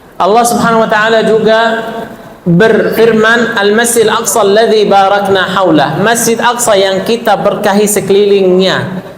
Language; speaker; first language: Indonesian; non-native, fluent; Arabic